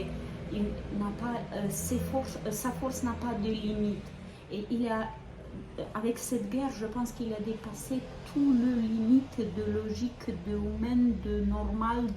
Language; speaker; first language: French; non-native, fluent; Ukrainian